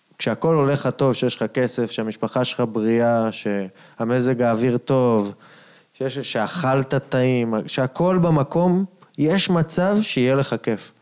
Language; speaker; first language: Hebrew; native; Hebrew